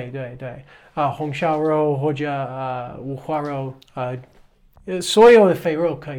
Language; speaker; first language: Chinese; non-native, fluent; English